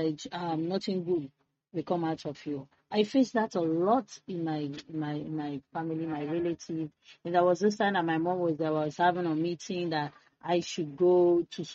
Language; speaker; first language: English; non-native, local second language; Krio